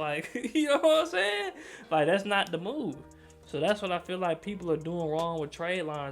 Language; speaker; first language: English; native; English